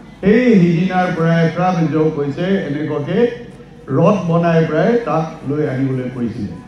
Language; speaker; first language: Assamese; non-native, local second language; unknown